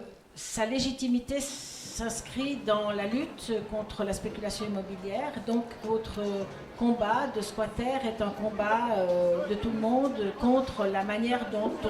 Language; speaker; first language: French; native; French